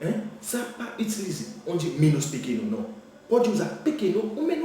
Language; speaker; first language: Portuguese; non-native, learner; Haitian Creole